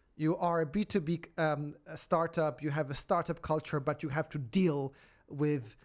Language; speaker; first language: English; non-native, fluent; Polish